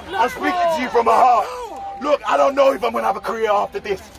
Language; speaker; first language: English; native; English